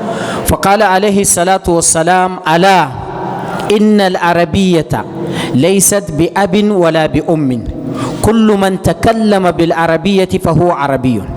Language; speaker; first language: Arabic; non-native, fluent; Urdu